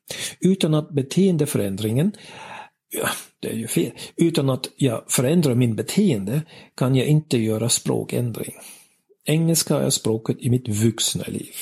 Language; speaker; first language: Swedish; non-native, fluent; English